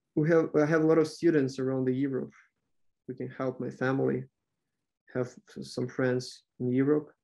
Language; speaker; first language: English; non-native, learner; Ukrainian